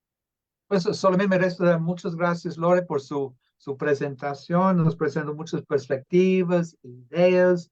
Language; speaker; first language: Spanish; non-native, fluent; English